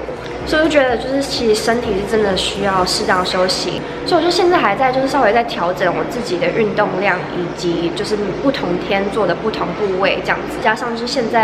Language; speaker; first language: Chinese; native; Chinese